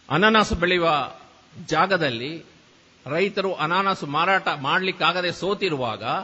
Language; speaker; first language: Kannada; native; Kannada